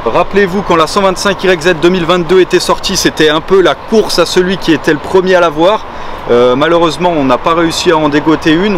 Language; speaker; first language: French; native; French